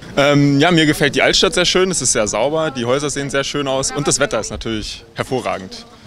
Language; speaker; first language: German; native; German